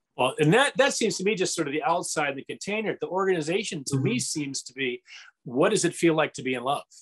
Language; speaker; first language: English; native; English